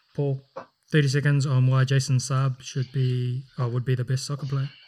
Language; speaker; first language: English; native; English